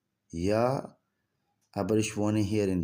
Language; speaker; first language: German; non-native, learner; Urdu